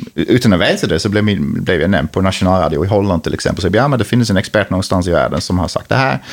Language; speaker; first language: Swedish; non-native, fluent; Dutch